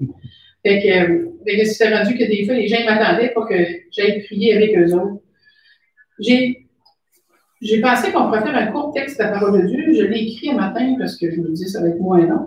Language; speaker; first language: French; native; French